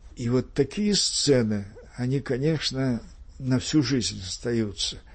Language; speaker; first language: Russian; native; Russian